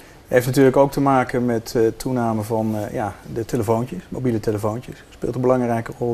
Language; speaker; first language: Dutch; native; Dutch